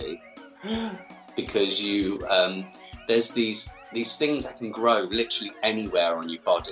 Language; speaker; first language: English; native; English